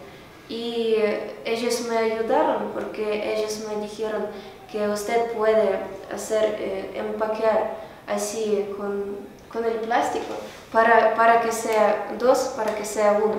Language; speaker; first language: Spanish; non-native, learner; Ukrainian